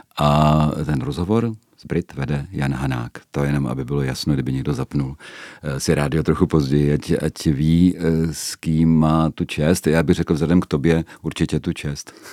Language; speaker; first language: Czech; native; Czech